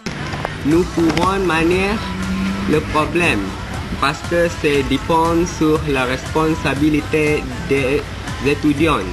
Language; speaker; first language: French; non-native, learner; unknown